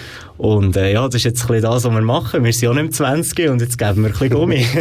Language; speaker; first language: German; native; German